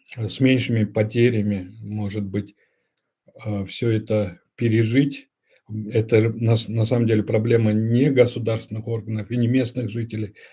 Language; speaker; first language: Russian; non-native, local second language; Kyrgyz